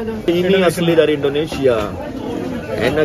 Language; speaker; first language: Indonesian; non-native, fluent; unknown